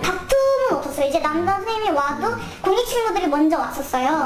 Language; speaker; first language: Korean; native; Korean